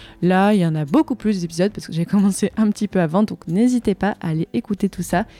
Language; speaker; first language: French; native; French